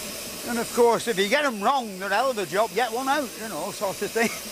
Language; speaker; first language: English; native; English